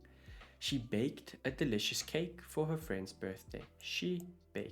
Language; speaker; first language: English; non-native, fluent; Italian